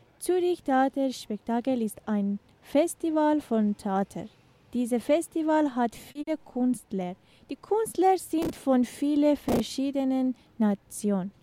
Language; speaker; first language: German; non-native, learner; Persian